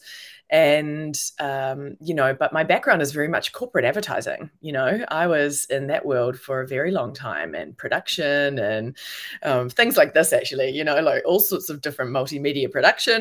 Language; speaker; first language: English; native; English